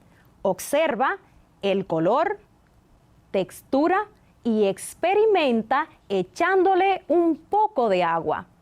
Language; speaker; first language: Spanish; native; Spanish